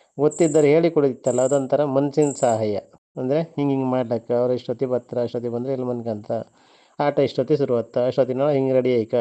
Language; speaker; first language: Kannada; native; Kannada